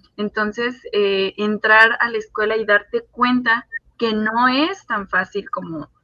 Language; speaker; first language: Spanish; native; Spanish